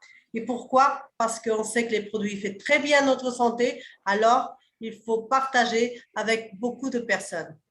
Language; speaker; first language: French; early bilingual, other home language; Portuguese